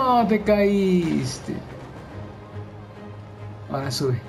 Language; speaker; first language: Spanish; native; Spanish